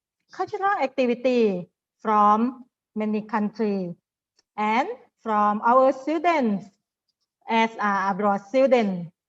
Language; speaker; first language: English; non-native, learner; Thai